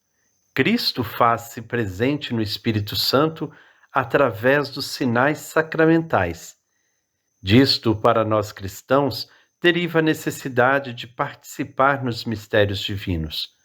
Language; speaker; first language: Portuguese; native; Portuguese